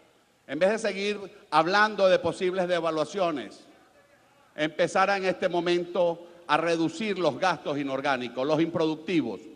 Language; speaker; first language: Spanish; native; Spanish